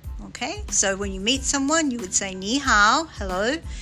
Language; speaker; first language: English; native; English